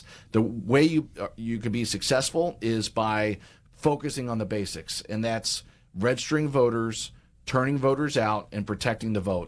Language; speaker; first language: English; native; English